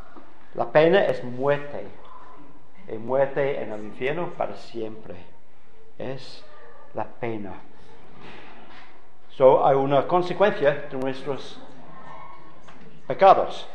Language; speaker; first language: Spanish; non-native, fluent; English